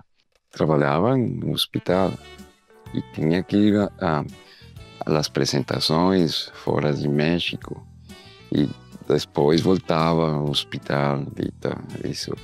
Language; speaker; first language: Portuguese; non-native, learner; Spanish